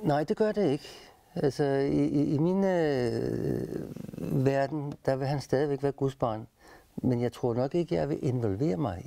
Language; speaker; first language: Danish; native; Danish